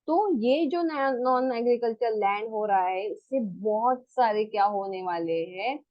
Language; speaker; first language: Hindi; non-native, local second language; Marathi